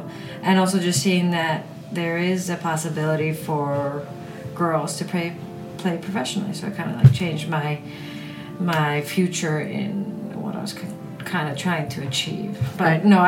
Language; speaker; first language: English; early bilingual, other home language; Icelandic